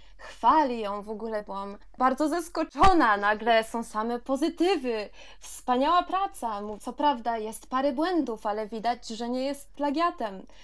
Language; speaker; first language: Polish; early bilingual, heritage; Polish